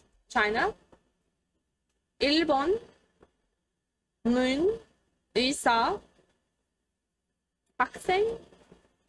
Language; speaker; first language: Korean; non-native, learner; English